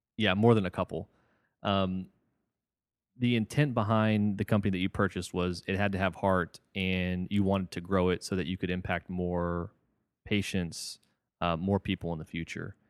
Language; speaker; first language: English; native; English